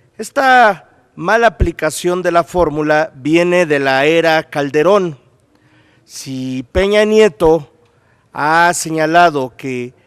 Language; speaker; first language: Spanish; native; Spanish